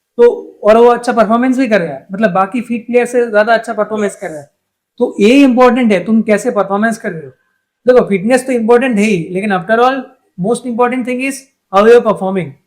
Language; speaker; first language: Hindi; non-native, local second language; Bangla